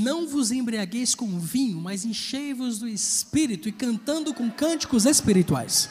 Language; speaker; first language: Portuguese; native; Portuguese